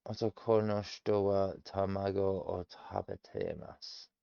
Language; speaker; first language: Japanese; non-native, learner; English